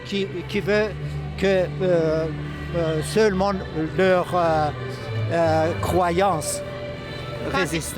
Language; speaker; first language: French; non-native, fluent; Persian